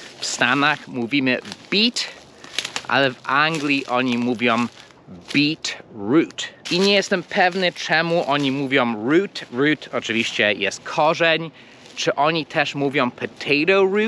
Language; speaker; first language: Polish; non-native, fluent; English